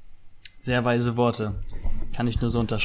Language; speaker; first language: German; native; German